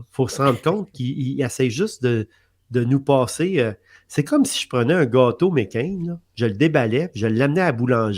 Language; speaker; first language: French; native; French